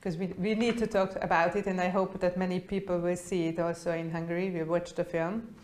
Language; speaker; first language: English; non-native, fluent; Hungarian